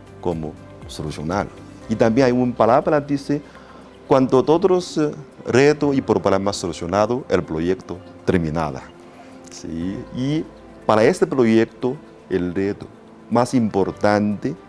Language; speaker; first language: Spanish; non-native, learner; Chinese